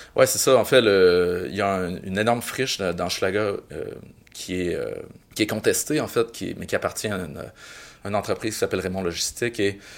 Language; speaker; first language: French; native; French